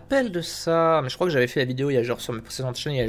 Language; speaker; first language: French; native; French